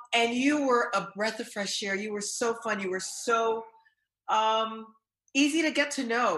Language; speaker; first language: English; early bilingual, other home language; Haitian Creole